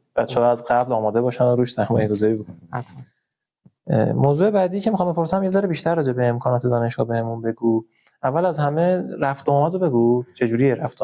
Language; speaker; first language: Persian; native; Persian